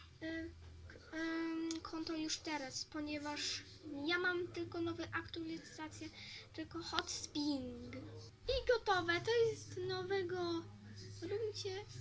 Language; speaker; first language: Polish; early bilingual, heritage; Polish